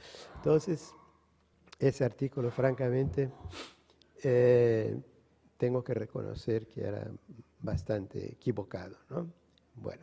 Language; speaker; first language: Spanish; non-native, fluent; Portuguese